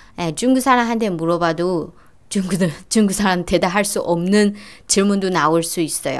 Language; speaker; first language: Korean; non-native, fluent; Chinese